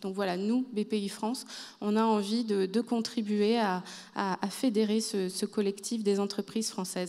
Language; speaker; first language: French; native; French